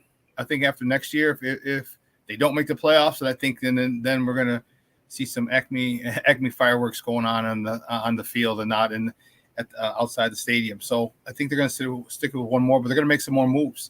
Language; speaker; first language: English; native; English